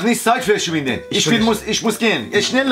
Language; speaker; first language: German; non-native, learner; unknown